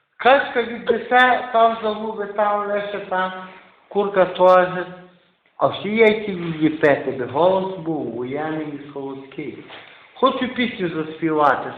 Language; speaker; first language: Ukrainian; native; Ukrainian